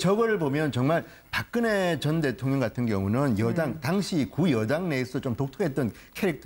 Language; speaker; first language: Korean; native; Korean